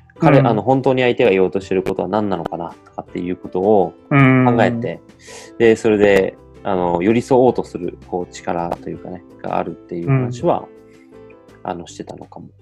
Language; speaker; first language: Japanese; native; Japanese